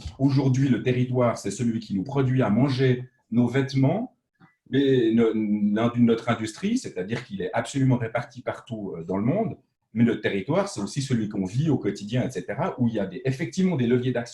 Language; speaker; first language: French; native; French